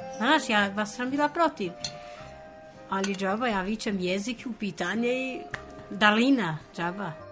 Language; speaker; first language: Serbian; non-native, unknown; Albanian